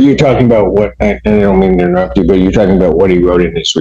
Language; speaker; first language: English; native; English